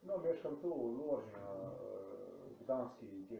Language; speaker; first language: Polish; non-native, learner; Ukrainian